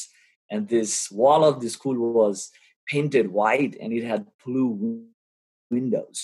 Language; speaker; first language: English; non-native, local second language; Bangla